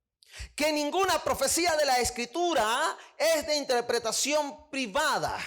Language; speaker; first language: Spanish; native; Spanish